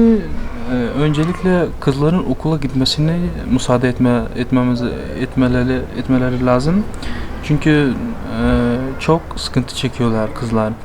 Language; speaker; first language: Turkish; non-native, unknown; Persian